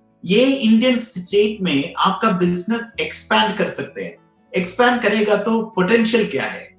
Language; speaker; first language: Hindi; non-native, local second language; Malayalam